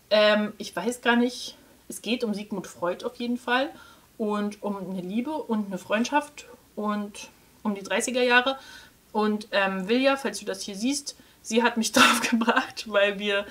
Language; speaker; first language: German; native; German